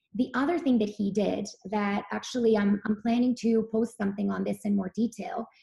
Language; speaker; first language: English; early bilingual, other home language; Serbian